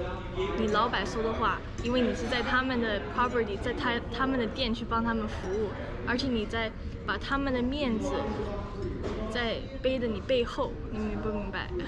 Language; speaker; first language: Chinese; early bilingual, other home language; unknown